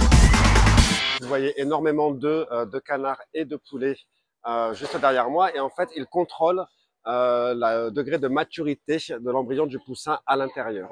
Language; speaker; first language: French; native; French